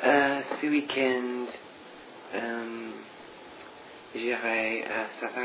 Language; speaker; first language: French; non-native, learner; English